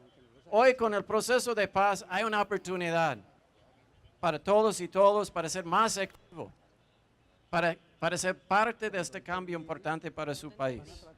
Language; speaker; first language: Spanish; non-native, fluent; English